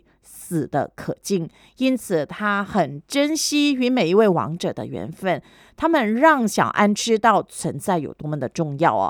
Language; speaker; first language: Chinese; native; Chinese